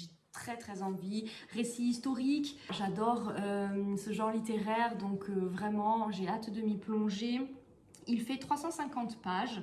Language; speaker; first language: French; native; French